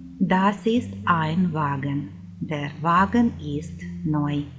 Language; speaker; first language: German; non-native, fluent; Ukrainian